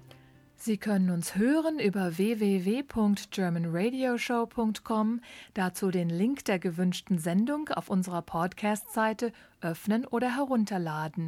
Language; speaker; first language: German; native; German